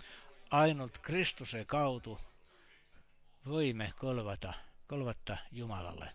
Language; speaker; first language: Finnish; non-native, learner; Estonian